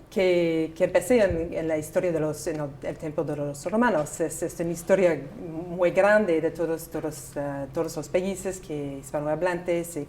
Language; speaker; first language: Spanish; non-native, learner; English